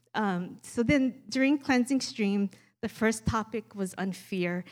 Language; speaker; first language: English; native; English